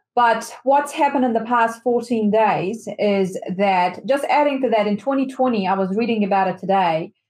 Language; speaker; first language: English; non-native, fluent; Persian